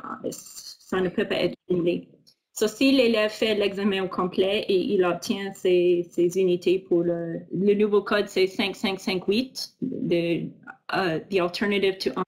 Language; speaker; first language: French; non-native, fluent; English